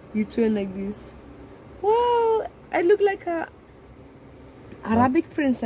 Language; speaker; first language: English; non-native, fluent; Dutch